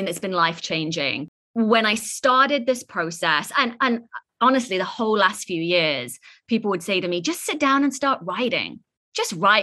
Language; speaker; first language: English; native; English